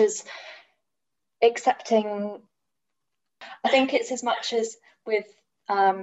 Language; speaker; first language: English; native; English